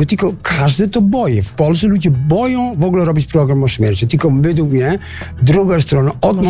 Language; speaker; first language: Polish; non-native, learner; Dutch